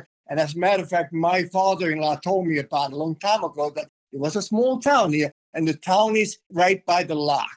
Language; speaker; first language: English; non-native, fluent; Finnish